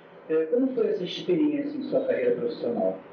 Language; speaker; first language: Portuguese; native; Portuguese